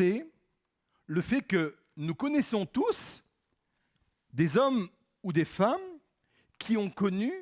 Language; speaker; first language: French; native; French